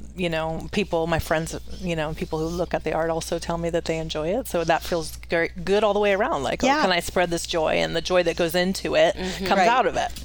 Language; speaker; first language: English; native; English